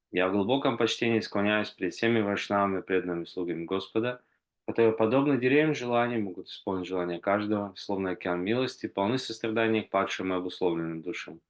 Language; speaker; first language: Russian; native; Russian